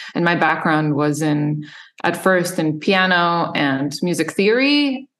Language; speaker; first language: English; non-native, fluent; Serbian